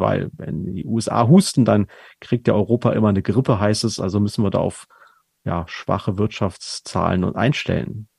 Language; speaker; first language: German; native; German